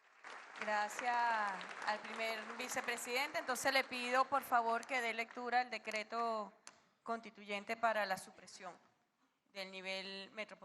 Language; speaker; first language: Spanish; native; Spanish